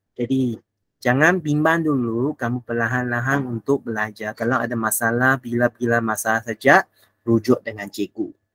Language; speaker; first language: Malay; non-native, local second language; Chinese